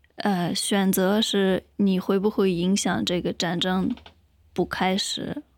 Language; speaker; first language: Chinese; non-native, fluent; Russian